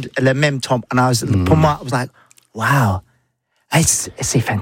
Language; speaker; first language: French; non-native, learner; English